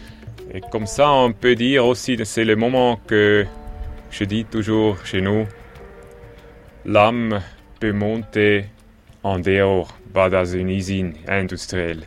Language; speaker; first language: French; non-native, local second language; German